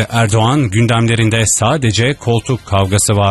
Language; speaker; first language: Turkish; native; Turkish